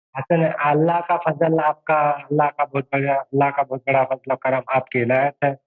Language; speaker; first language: Urdu; non-native, local second language; Tamil